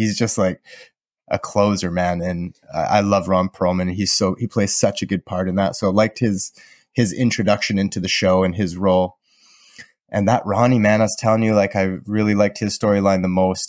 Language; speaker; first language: English; native; English